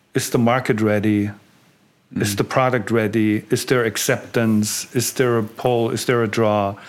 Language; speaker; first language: English; non-native, fluent; German